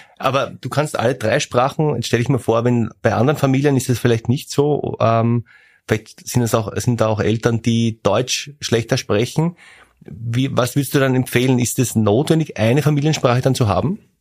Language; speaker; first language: German; native; German